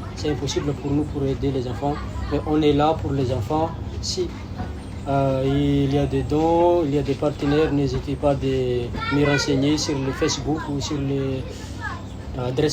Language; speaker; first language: French; non-native, local second language; Malagasy